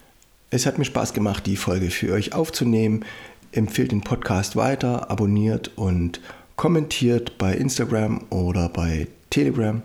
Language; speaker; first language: German; native; German